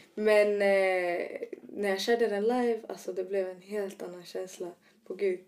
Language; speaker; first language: Swedish; early bilingual, other home language; Arabic